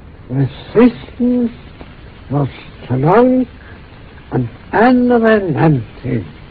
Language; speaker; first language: English; non-native, fluent; German